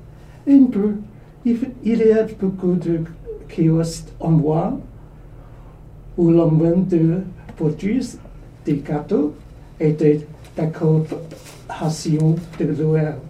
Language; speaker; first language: French; non-native, learner; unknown